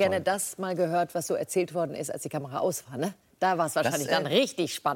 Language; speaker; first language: German; native; German